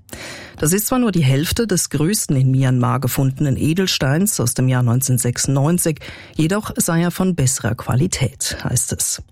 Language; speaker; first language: German; native; German